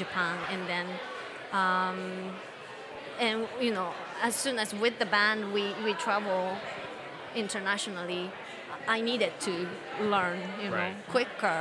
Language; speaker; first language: English; non-native, fluent; Japanese